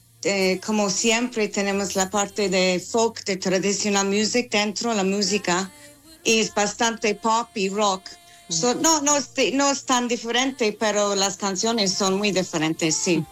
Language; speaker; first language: Spanish; non-native, learner; English